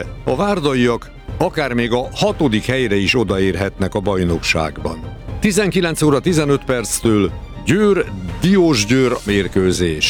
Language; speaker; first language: Hungarian; native; Hungarian